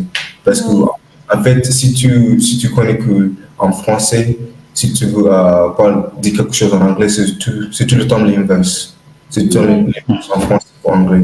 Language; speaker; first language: French; non-native, learner; English